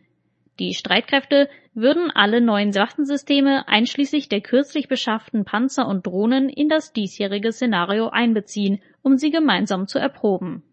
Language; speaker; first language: German; native; German